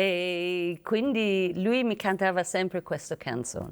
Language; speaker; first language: Italian; non-native, fluent; Persian